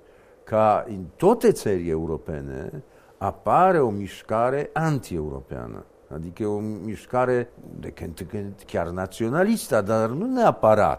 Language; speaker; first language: Romanian; non-native, fluent; Polish